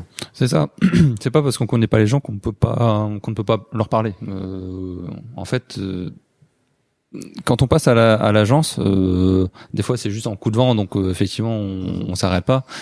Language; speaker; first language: French; native; French